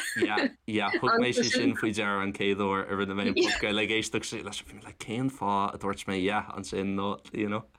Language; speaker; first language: Irish; non-native, local second language; English